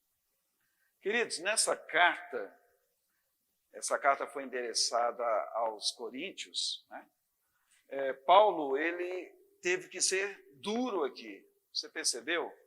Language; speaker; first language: Portuguese; native; Portuguese